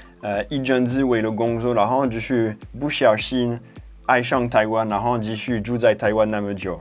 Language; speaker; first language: Chinese; non-native, fluent; French